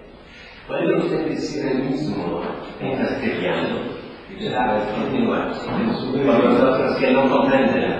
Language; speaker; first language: Spanish; non-native, learner; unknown